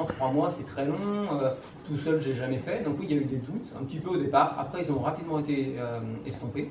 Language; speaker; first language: French; native; French